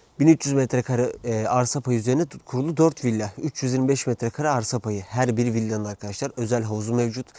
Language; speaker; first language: Turkish; native; Turkish